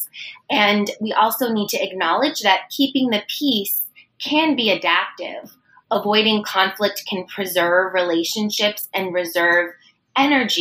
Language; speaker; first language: English; native; English